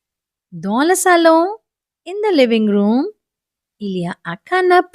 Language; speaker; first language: French; non-native, fluent; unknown